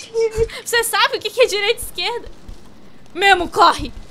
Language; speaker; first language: Portuguese; native; Portuguese